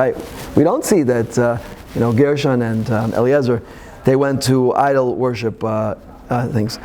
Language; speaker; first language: English; native; English